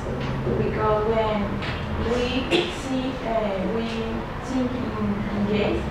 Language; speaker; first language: English; non-native, learner; Spanish